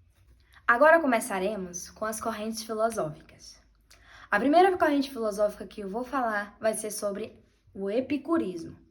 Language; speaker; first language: Portuguese; native; Portuguese